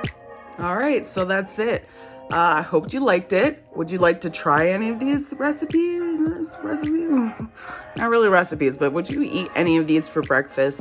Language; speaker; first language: English; native; English